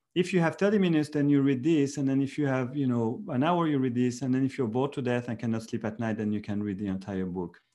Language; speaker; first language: English; non-native, fluent; French